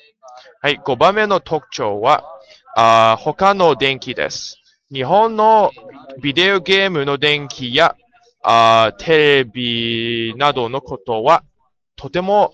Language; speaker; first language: Japanese; non-native, learner; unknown